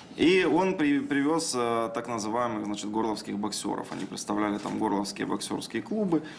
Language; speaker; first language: Russian; native; Russian